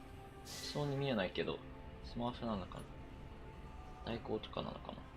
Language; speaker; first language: Japanese; native; Japanese